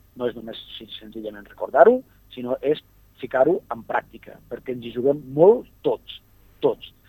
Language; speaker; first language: Catalan; native; Catalan